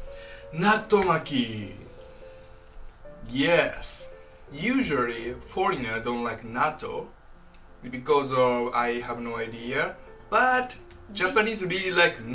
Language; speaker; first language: English; non-native, fluent; Japanese